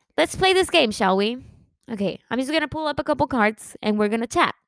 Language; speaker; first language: English; early bilingual, other home language; Spanish